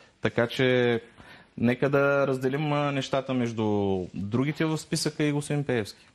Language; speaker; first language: Bulgarian; non-native, local second language; Turkish